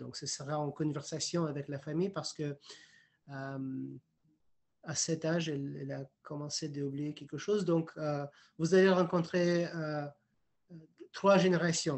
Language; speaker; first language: French; non-native, fluent; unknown